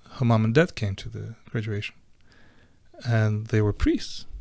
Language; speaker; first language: English; non-native, fluent; Ukrainian